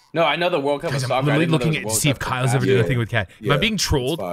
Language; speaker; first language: English; native; English